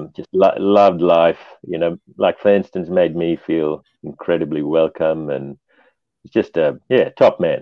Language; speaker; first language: English; non-native, local second language; Tamil